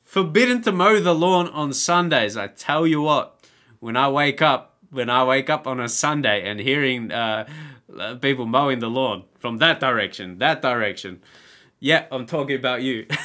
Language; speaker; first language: English; native; English